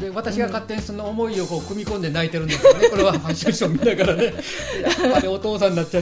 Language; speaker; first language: Japanese; native; Japanese